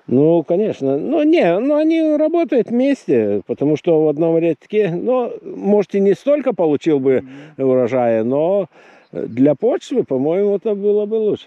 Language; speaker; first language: Russian; non-native, fluent; Lithuanian